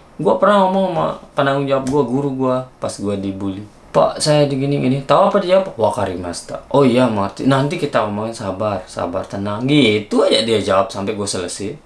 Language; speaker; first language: Indonesian; native; Indonesian